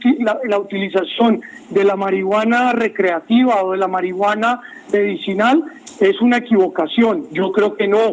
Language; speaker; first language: Spanish; native; Spanish